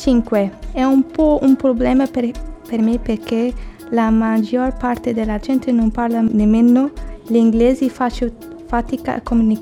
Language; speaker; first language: Italian; non-native, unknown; Portuguese